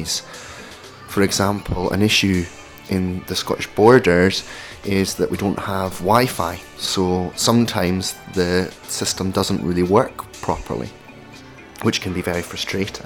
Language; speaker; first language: English; native; English